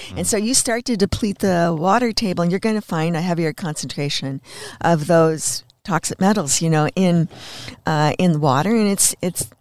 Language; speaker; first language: English; native; English